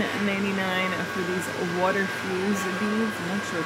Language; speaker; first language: English; native; English